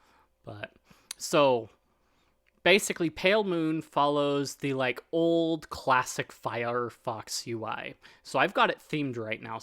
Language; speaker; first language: English; native; English